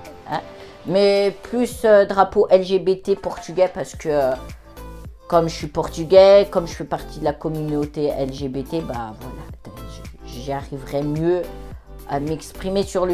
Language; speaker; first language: French; native; French